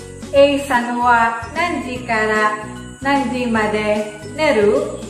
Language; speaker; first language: Japanese; non-native, fluent; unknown